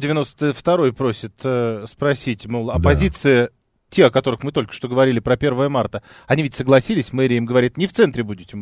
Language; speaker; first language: Russian; native; Russian